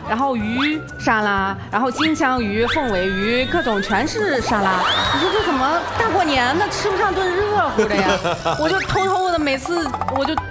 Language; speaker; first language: Chinese; native; Chinese